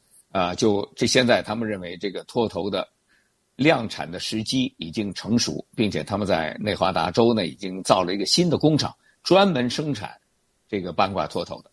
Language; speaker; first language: Chinese; native; Chinese